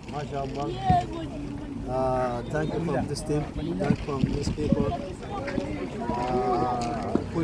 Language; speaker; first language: English; non-native, learner; Urdu